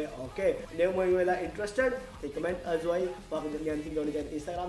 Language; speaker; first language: Vietnamese; non-native, learner; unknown